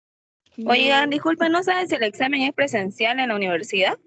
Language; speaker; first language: Spanish; native; Spanish